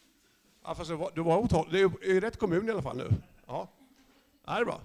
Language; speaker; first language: Swedish; native; Swedish